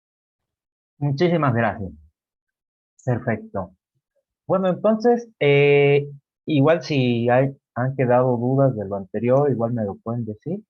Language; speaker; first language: Spanish; native; Spanish